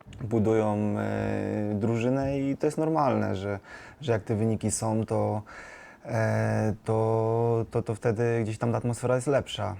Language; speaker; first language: Polish; native; Polish